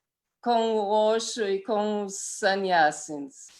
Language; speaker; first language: Portuguese; non-native, fluent; German